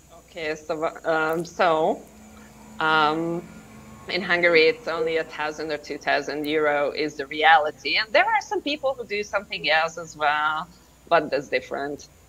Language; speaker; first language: English; non-native, fluent; Hungarian